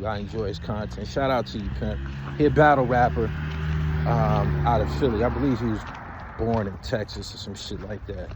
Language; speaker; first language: English; native; English